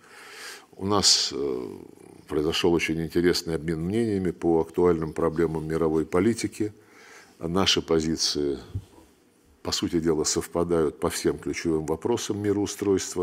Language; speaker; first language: Russian; native; Russian